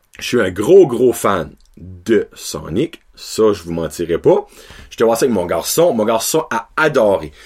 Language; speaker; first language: French; native; French